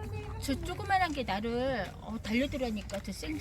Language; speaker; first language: Korean; native; Korean